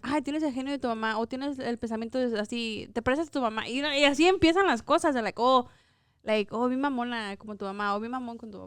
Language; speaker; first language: Spanish; early bilingual, heritage; Spanish